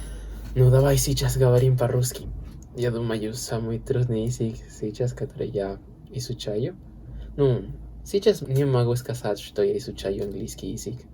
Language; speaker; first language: Russian; non-native, learner; Spanish